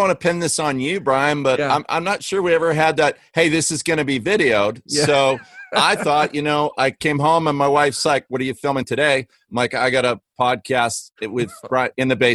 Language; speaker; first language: English; native; English